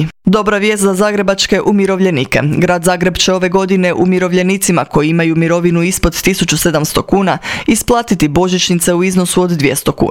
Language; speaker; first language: Croatian; native; Croatian